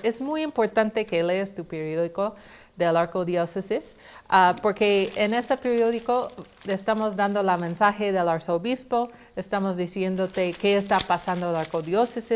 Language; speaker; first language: Spanish; non-native, fluent; English